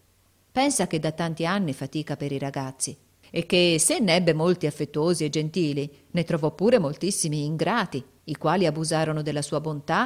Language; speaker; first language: Italian; native; Italian